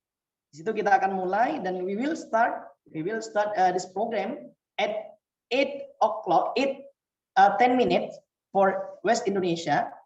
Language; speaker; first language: English; non-native, fluent; Indonesian